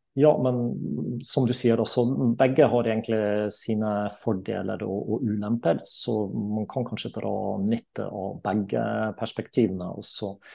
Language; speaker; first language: Norwegian; non-native, fluent; German